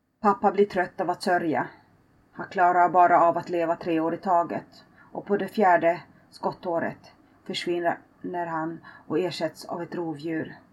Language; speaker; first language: Swedish; early bilingual, other home language; Finnish